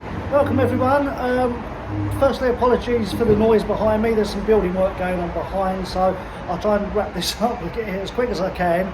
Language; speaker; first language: English; native; English